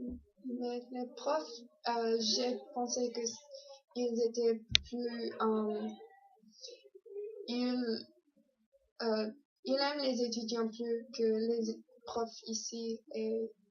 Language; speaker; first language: French; non-native, learner; English